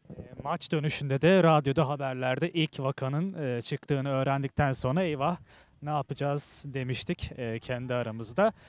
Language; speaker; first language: Turkish; native; Turkish